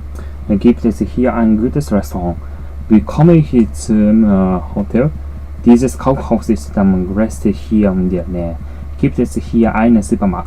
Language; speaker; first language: German; non-native, learner; Japanese